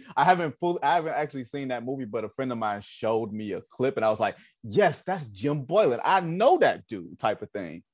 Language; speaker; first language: English; native; English